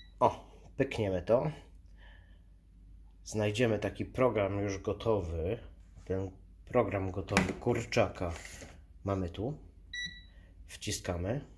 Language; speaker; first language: Polish; native; Polish